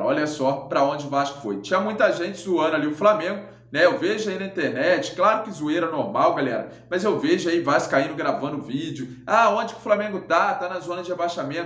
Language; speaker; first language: Portuguese; native; Portuguese